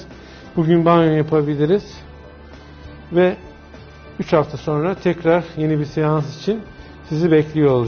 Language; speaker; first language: Turkish; native; Turkish